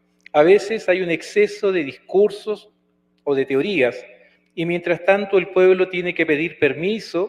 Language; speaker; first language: Spanish; native; Spanish